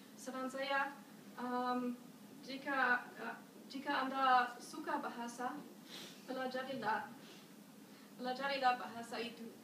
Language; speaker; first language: Indonesian; non-native, learner; German